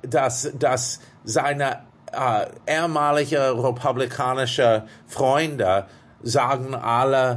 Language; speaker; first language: German; non-native, fluent; English